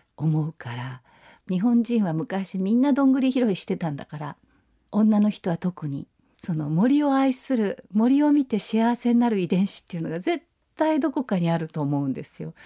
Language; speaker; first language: Japanese; native; Japanese